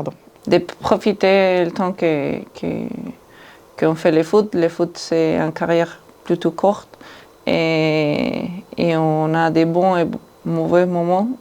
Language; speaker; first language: French; non-native, fluent; Spanish